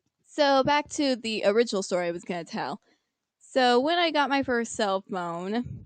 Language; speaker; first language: English; native; English